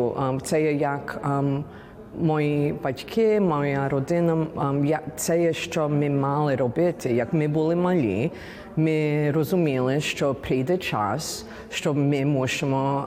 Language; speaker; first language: Ukrainian; early bilingual, heritage; English